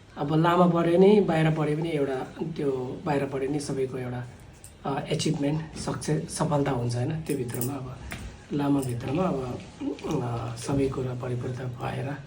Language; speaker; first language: Nepali; non-native, local second language; Sherpa